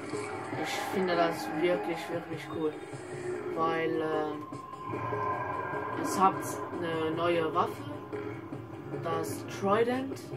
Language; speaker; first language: German; non-native, learner; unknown